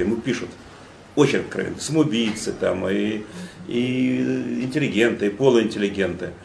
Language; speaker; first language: Russian; native; Russian